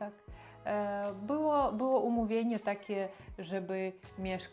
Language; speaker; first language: Polish; non-native, learner; Russian